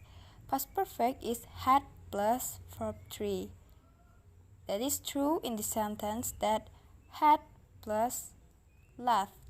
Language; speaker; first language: English; non-native, learner; Indonesian